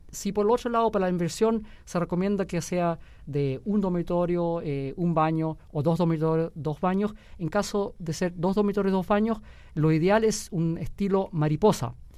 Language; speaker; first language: Spanish; early bilingual, heritage; Spanish